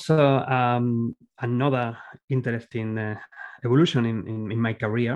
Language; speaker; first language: English; non-native, fluent; Spanish